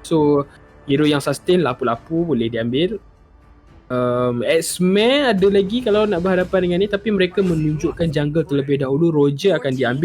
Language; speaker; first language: Malay; native; Malay